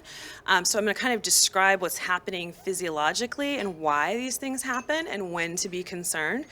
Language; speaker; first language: English; native; English